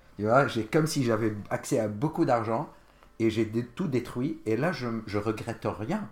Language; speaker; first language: French; non-native, local second language; Arabic